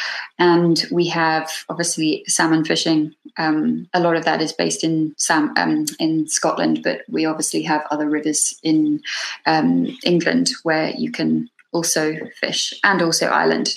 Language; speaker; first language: English; native; English